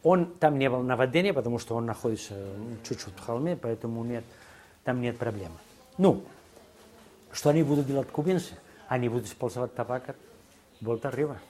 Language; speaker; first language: Russian; non-native, fluent; Spanish